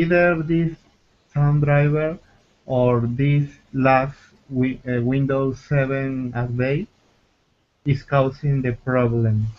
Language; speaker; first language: English; non-native, learner; Spanish